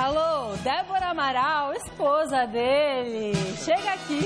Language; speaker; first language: Portuguese; native; Portuguese